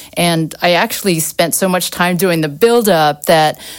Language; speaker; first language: English; native; English